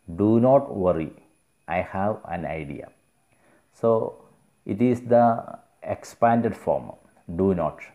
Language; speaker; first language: English; non-native, local second language; Malayalam